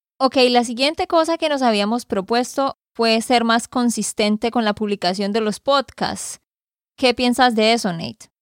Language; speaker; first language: Spanish; native; Spanish